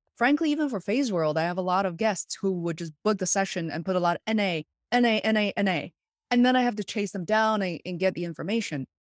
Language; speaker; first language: English; non-native, fluent; Chinese